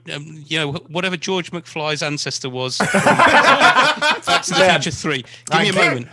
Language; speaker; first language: English; native; English